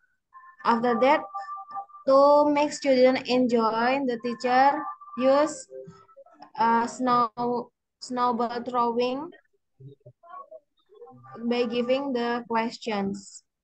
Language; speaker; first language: English; non-native, learner; Indonesian